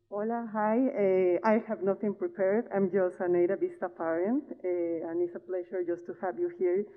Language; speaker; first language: English; non-native, fluent; Spanish